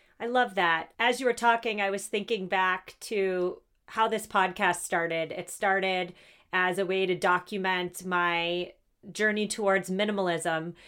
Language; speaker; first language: English; native; English